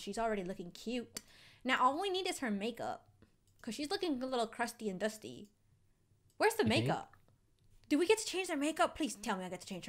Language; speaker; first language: English; native; English